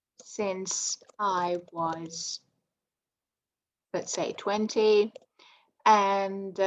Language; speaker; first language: English; non-native, fluent; Greek